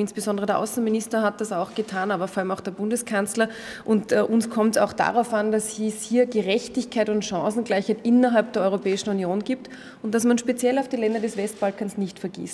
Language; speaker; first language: German; native; German